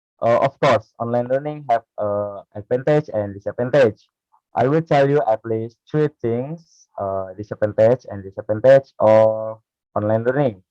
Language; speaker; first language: English; non-native, learner; Indonesian